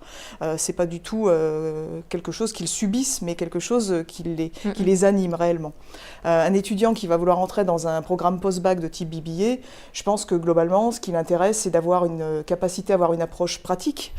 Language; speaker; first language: French; native; French